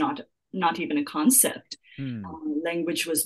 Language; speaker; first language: English; native; English